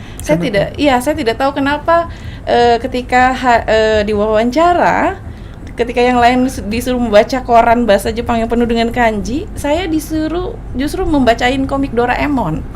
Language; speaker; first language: Indonesian; native; Indonesian